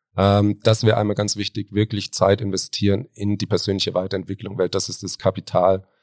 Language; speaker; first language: German; native; German